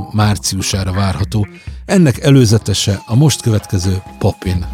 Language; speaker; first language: Hungarian; native; Hungarian